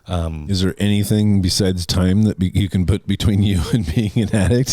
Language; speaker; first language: English; native; English